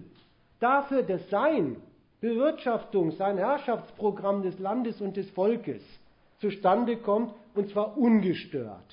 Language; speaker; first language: German; native; German